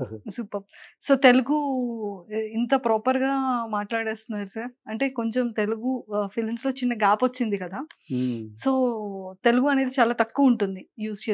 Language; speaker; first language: Telugu; native; Telugu